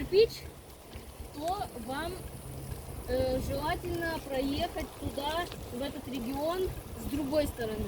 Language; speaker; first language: Russian; early bilingual, other home language; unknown